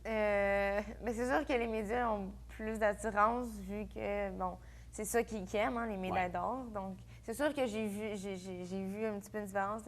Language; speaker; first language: French; native; French